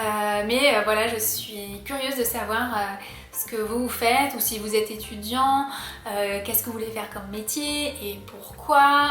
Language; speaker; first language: French; native; French